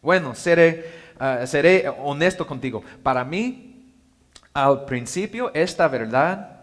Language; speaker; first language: Spanish; non-native, learner; English